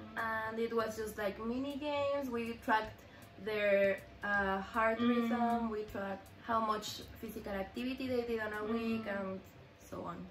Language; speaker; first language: English; non-native, fluent; Spanish